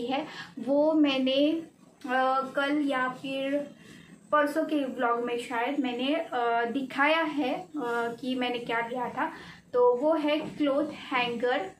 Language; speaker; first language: Hindi; non-native, local second language; Marathi